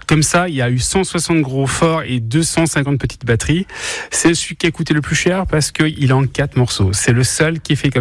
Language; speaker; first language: French; native; French